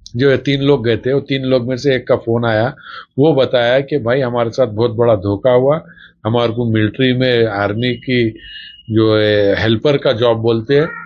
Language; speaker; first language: Hindi; non-native, local second language; Urdu